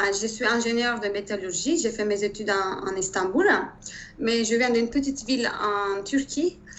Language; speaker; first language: French; non-native, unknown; Turkish